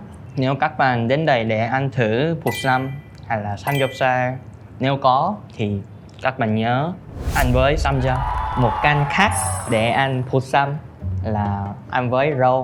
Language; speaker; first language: Vietnamese; non-native, learner; Korean